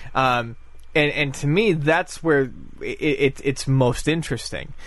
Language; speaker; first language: English; native; English